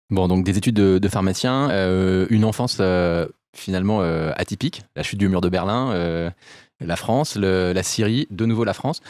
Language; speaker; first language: French; native; French